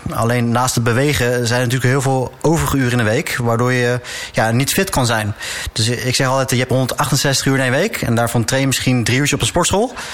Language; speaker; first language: Dutch; native; Dutch